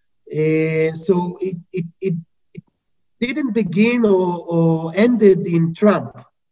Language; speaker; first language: English; non-native, fluent; Hebrew